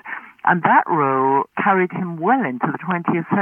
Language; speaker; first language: English; native; English